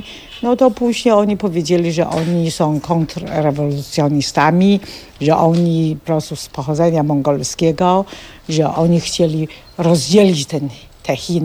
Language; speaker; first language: Polish; non-native, fluent; Chinese